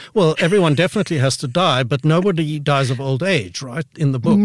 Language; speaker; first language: English; native; English